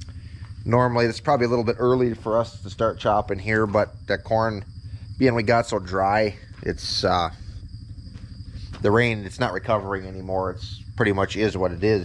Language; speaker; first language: English; native; English